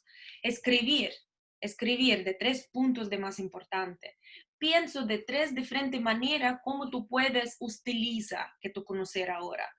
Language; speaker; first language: Spanish; non-native, learner; Russian